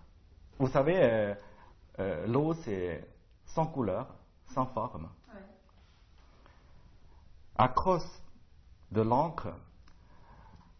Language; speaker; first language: French; non-native, learner; Chinese